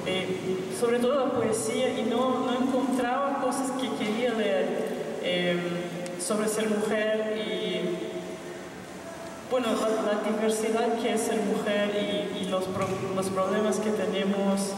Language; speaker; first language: Spanish; non-native, local second language; Portuguese